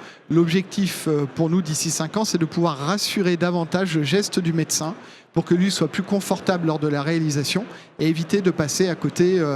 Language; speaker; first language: French; native; French